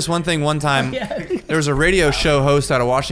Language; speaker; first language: English; native; English